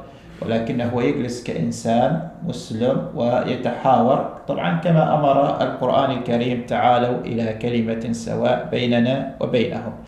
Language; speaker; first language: Arabic; native; Arabic